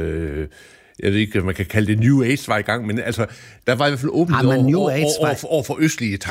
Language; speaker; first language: Danish; native; Danish